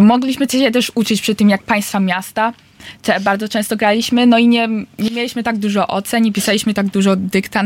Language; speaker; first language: Polish; early bilingual, heritage; Polish